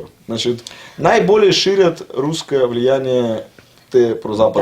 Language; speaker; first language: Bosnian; non-native, learner; Russian